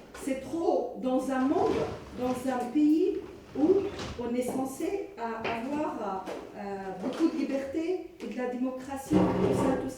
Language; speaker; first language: French; early bilingual, other home language; Arabic